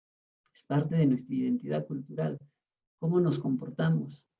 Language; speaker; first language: Spanish; native; Spanish